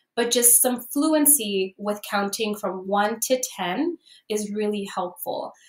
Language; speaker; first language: English; early bilingual, other home language; Spanish